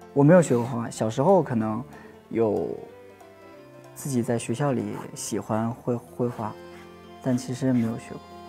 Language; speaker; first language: Chinese; native; Chinese